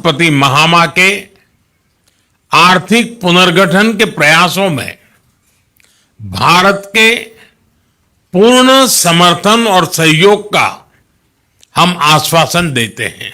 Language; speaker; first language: Hindi; non-native, local second language; Gujarati